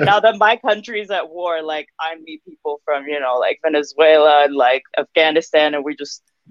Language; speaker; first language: English; early bilingual, other home language; Russian